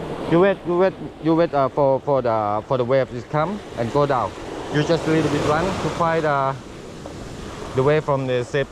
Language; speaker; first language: English; non-native, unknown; Thai